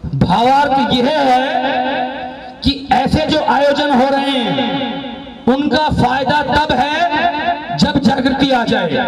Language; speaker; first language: Hindi; native; Hindi